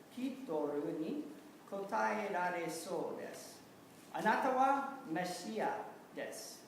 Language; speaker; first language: Japanese; non-native, learner; English